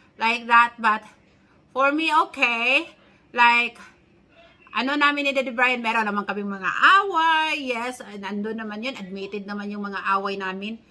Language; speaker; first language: Filipino; non-native, local second language; Cebuano